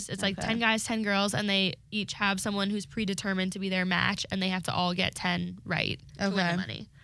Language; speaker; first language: English; native; English